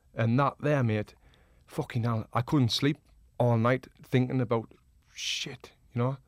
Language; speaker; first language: English; native; English